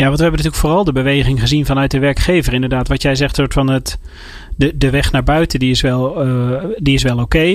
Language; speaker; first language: Dutch; native; Dutch